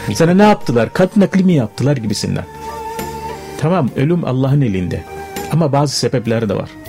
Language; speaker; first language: Turkish; non-native, fluent; Arabic